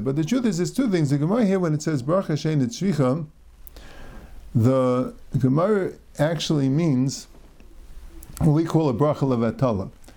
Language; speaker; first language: English; native; English